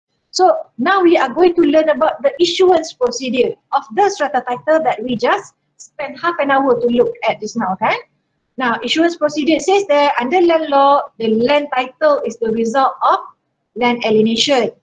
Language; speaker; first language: English; non-native, local second language; Malay